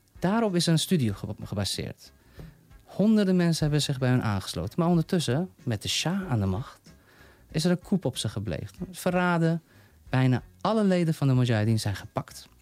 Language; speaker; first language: Dutch; non-native, fluent; Persian